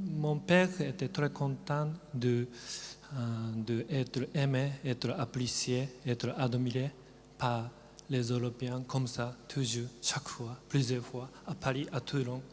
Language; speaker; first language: French; non-native, learner; Japanese